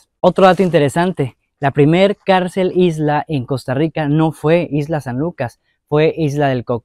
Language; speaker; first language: Spanish; native; Spanish